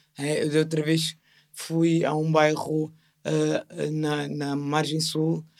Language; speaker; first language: Portuguese; native; Portuguese